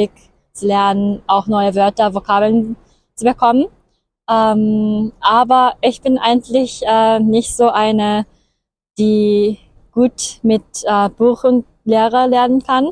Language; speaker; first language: German; non-native, fluent; Japanese